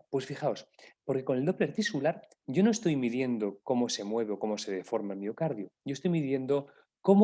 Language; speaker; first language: Spanish; native; Spanish